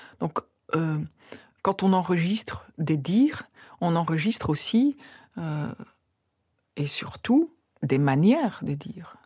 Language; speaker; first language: French; native; French